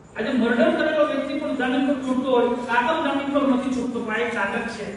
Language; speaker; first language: Gujarati; non-native, local second language; Vasavi